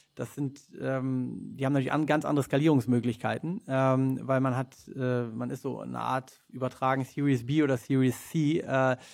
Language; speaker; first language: German; native; German